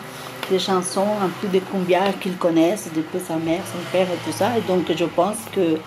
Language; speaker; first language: French; non-native, fluent; Spanish